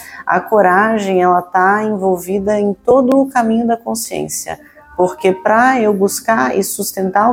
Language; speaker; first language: Portuguese; native; Portuguese